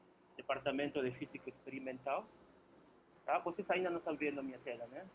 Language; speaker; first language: Portuguese; non-native, fluent; Spanish